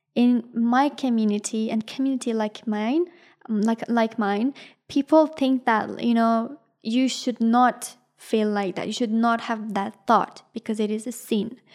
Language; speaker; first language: English; non-native, fluent; Persian